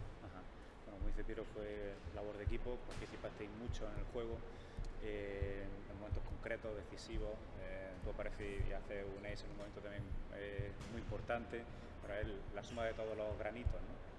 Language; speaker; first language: Spanish; native; Spanish